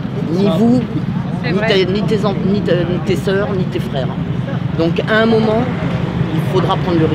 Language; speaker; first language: French; native; French